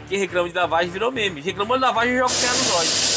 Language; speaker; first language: Portuguese; native; Portuguese